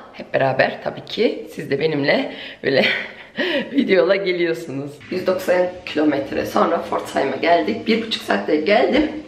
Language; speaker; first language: Turkish; early bilingual, heritage; Turkish